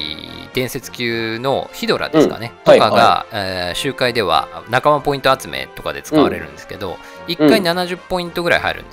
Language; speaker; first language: Japanese; native; Japanese